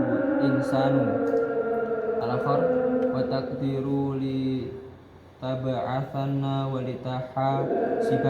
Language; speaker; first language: Arabic; non-native, learner; Indonesian